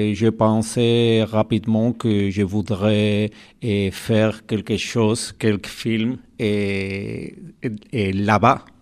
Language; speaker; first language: French; non-native, learner; Spanish